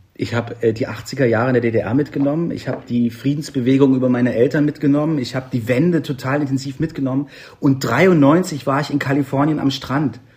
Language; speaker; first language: German; native; German